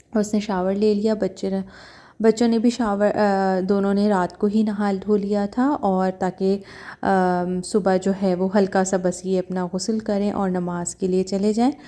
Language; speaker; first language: Urdu; native; Urdu